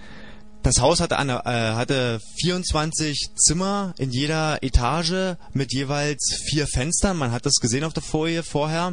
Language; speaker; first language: German; native; German